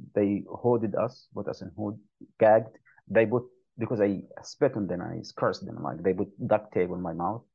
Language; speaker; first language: English; non-native, fluent; Arabic